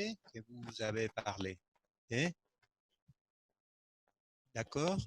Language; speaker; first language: French; non-native, fluent; Spanish